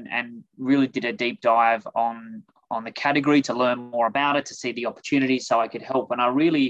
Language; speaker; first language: English; native; English